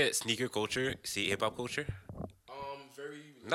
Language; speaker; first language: French; native; French